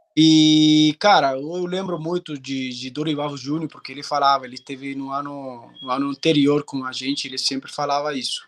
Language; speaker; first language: Portuguese; non-native, fluent; Spanish